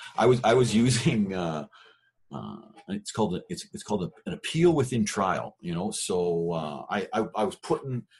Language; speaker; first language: English; native; English